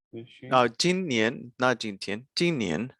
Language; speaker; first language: Chinese; non-native, learner; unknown